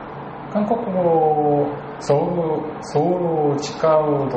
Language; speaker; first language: Japanese; non-native, learner; Korean